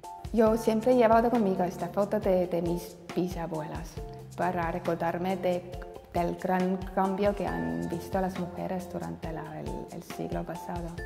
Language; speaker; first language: Spanish; non-native, fluent; Estonian